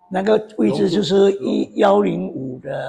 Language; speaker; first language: Chinese; native; Chinese